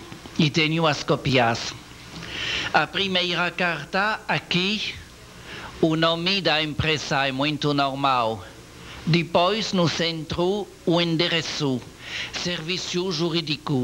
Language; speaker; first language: Portuguese; non-native, learner; French